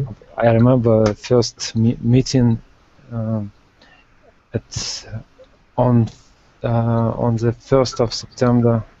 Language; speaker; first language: English; non-native, learner; Russian